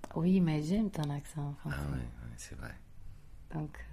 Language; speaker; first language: French; non-native, fluent; Portuguese